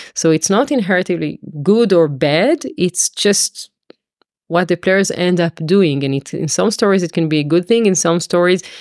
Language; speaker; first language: English; non-native, fluent; Hebrew